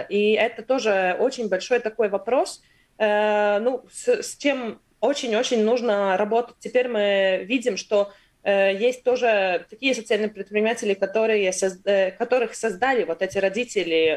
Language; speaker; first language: Russian; non-native, local second language; Latvian